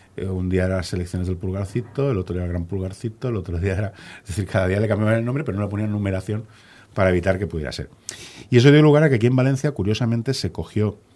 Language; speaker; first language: Spanish; native; Spanish